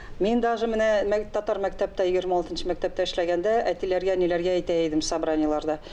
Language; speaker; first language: Tatar; non-native, local second language; Russian